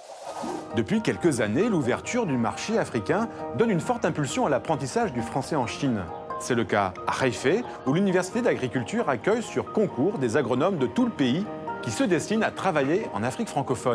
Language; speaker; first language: French; native; French